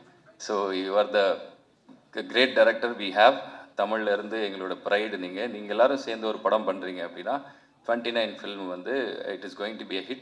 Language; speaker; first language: Tamil; native; Tamil